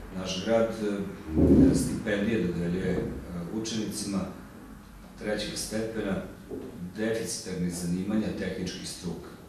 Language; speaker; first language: Serbian; native; Serbian